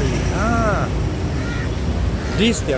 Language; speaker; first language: English; non-native, learner; Slovenian